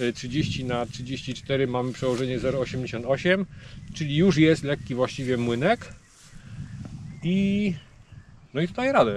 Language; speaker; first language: Polish; native; Polish